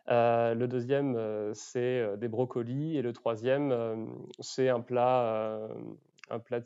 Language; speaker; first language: French; native; French